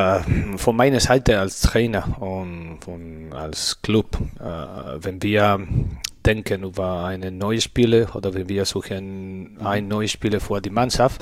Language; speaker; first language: German; non-native, learner; Spanish